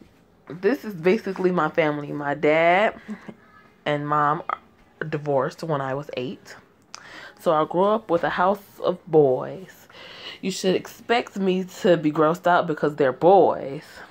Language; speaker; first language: English; native; English